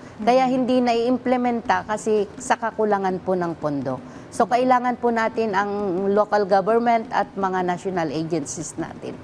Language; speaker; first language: Filipino; non-native, local second language; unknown